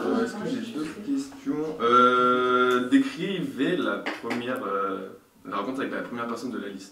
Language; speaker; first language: French; native; French